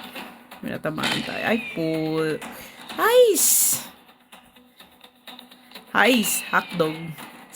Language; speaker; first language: Filipino; native; Filipino